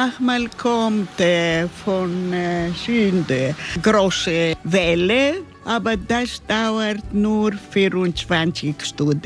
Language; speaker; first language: German; non-native, learner; Greek